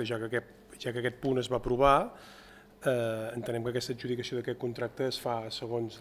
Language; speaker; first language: Catalan; native; Catalan